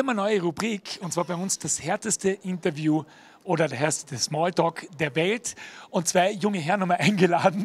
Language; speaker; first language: German; native; German